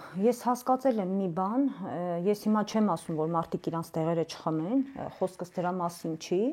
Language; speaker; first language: Armenian; native; Armenian